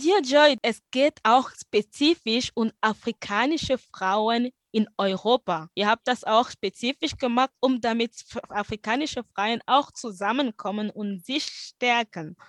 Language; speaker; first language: German; non-native, fluent; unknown